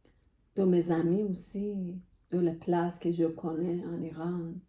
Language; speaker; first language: French; non-native, learner; Persian